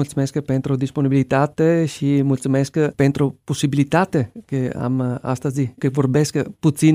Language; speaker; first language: Romanian; non-native, learner; Italian